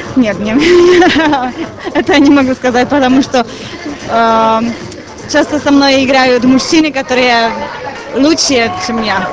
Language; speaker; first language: Russian; non-native, learner; Czech